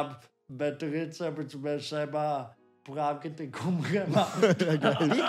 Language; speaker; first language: German; non-native, learner; Polish